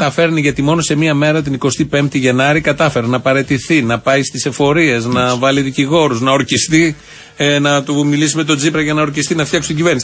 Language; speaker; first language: Greek; native; Greek